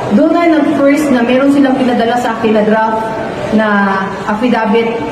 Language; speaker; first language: Filipino; non-native, local second language; Cebuano